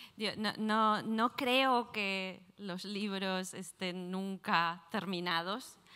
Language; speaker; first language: Spanish; native; Spanish